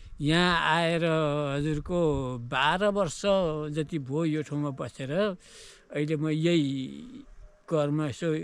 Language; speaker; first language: Nepali; native; Nepali